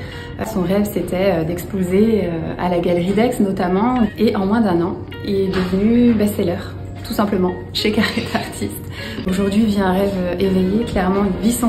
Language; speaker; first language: French; native; French